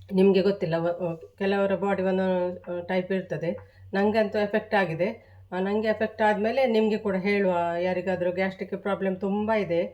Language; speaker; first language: Kannada; native; Kannada